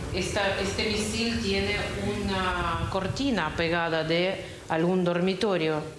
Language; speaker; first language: Spanish; non-native, learner; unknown